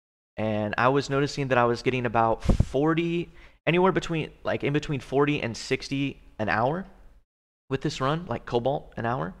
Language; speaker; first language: English; native; English